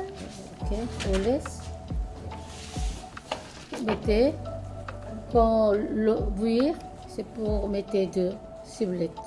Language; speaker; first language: French; non-native, learner; Korean